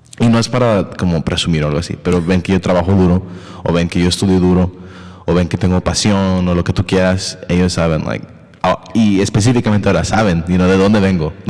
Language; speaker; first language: Spanish; early bilingual, heritage; Spanish